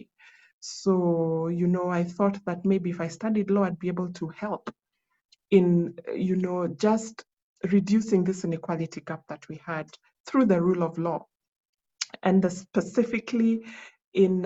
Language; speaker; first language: English; non-native, local second language; Luo (Kenya and Tanzania)